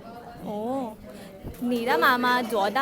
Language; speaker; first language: Chinese; non-native, learner; Filipino